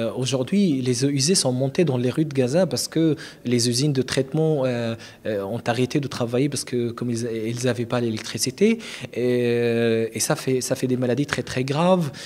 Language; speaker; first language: French; non-native, fluent; Arabic